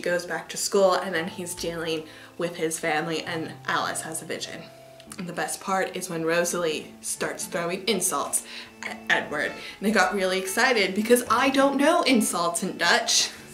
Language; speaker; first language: English; native; English